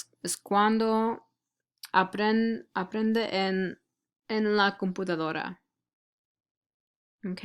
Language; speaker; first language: Spanish; non-native, fluent; English